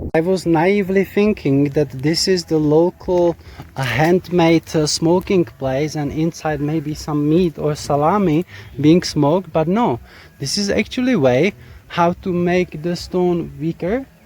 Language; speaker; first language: English; non-native, fluent; Czech